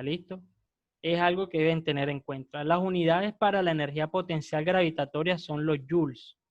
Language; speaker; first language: Spanish; native; Spanish